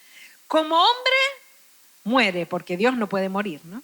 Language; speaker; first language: Spanish; native; Spanish